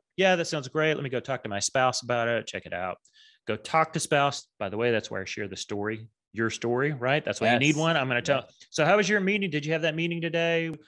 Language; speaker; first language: English; native; English